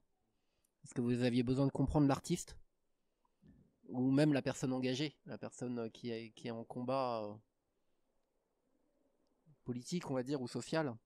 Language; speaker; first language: French; native; French